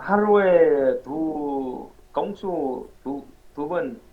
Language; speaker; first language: Korean; non-native, learner; Vietnamese